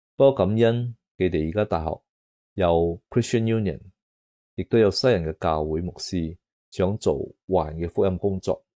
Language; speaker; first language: Cantonese; native; Cantonese